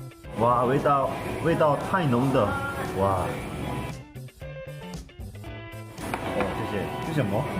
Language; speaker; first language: Chinese; non-native, fluent; Korean